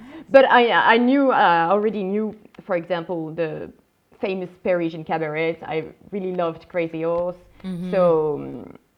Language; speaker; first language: English; non-native, fluent; French